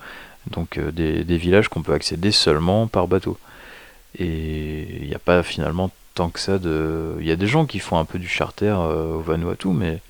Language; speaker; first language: French; native; French